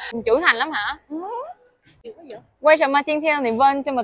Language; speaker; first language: Chinese; non-native, fluent; Vietnamese